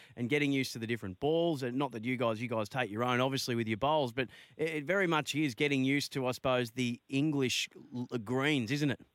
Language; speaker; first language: English; native; English